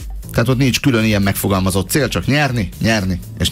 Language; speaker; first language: Hungarian; native; Hungarian